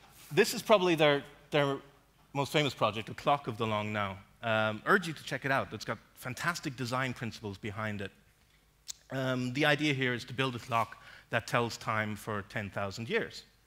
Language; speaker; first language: English; native; English